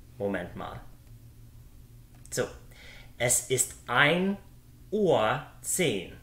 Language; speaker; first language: German; non-native, fluent; English